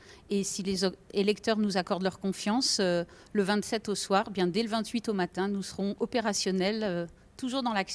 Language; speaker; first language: French; native; French